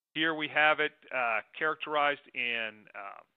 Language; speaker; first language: English; native; English